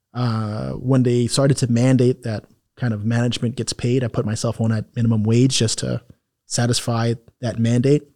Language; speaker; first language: English; native; English